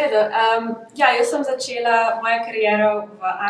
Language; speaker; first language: Slovenian; early bilingual, heritage; Slovenian